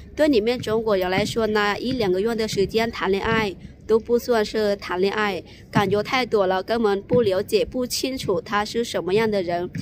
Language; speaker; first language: Chinese; non-native, fluent; Lao